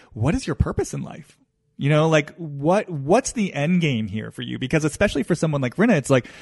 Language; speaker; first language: English; native; English